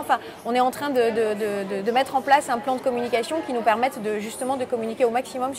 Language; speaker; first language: French; native; French